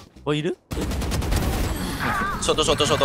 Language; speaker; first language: Japanese; native; Japanese